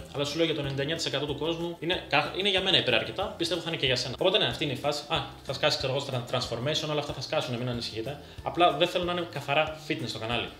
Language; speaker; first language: Greek; early bilingual, other home language; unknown